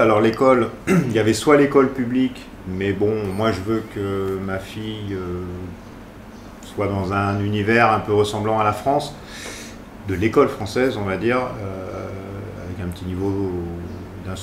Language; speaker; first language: French; native; French